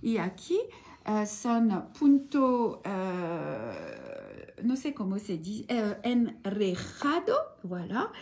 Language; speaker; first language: Spanish; non-native, learner; French